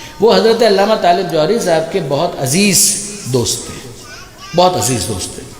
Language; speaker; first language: Urdu; native; Urdu